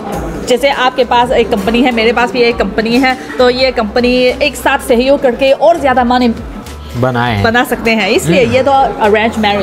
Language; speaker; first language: Hindi; non-native, fluent; Chinese